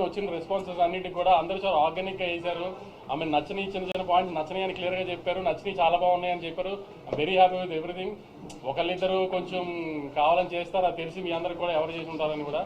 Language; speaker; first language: Telugu; native; Telugu